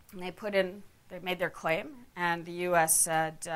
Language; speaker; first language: English; native; English